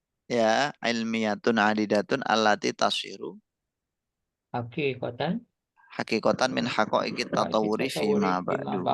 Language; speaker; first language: Arabic; non-native, fluent; Indonesian